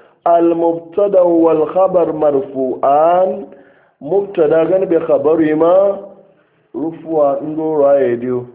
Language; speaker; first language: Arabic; non-native, fluent; Hausa